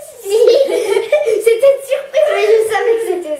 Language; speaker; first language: French; native; French